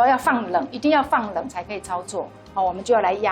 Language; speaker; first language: Chinese; native; Chinese